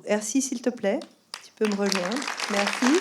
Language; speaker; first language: French; native; French